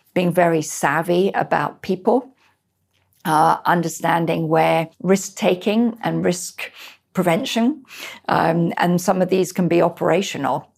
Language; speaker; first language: English; native; English